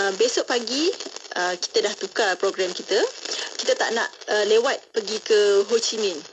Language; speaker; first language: Malay; native; Malay